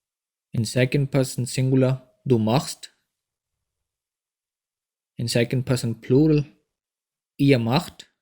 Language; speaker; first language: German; non-native, fluent; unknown